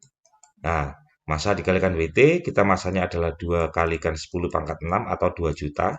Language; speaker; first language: Indonesian; native; Indonesian